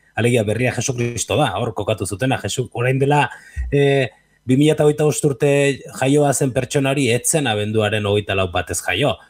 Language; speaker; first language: Basque; native; Basque